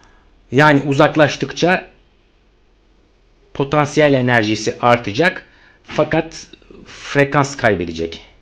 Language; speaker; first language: Turkish; native; Turkish